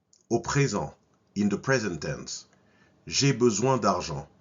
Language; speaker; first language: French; non-native, fluent; English